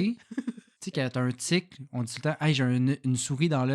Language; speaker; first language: French; native; French